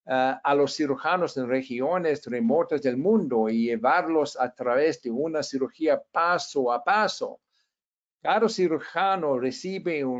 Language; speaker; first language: Spanish; non-native, fluent; English